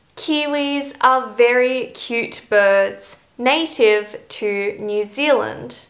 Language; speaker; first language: English; native; English